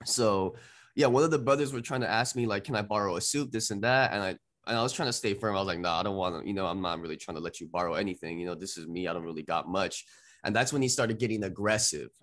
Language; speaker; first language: English; native; English